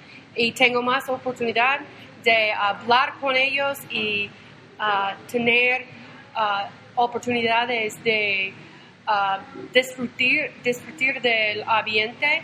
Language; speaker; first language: Spanish; non-native, fluent; English